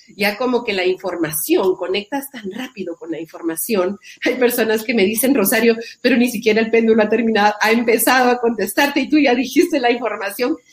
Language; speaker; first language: Spanish; native; Spanish